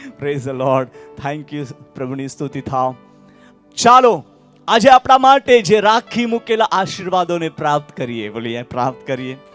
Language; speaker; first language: Gujarati; non-native, local second language; Marathi